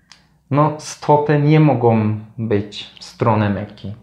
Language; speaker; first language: Polish; non-native, learner; Turkish